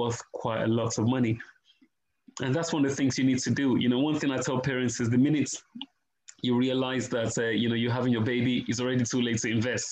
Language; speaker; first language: English; non-native, local second language; Yoruba